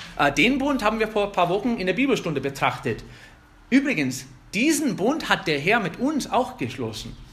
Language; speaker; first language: German; non-native, fluent; English